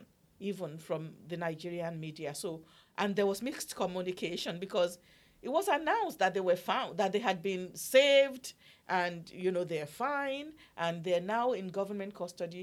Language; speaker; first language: English; non-native, local second language; Yoruba